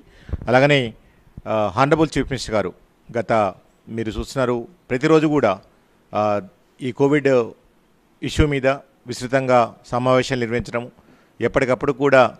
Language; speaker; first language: Telugu; native; Telugu